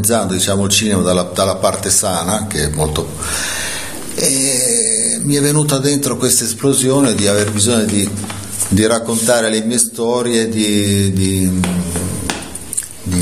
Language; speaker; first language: Italian; native; Italian